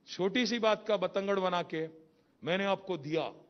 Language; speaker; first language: Hindi; non-native, local second language; Telugu